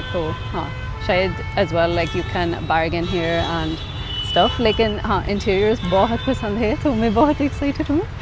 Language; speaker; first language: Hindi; non-native, learner; English